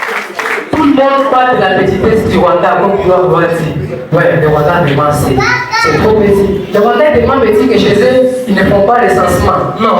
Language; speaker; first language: French; non-native, local second language; Swahili